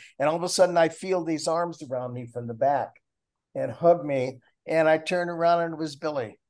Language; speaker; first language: English; native; English